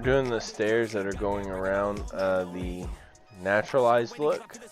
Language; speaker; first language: English; native; English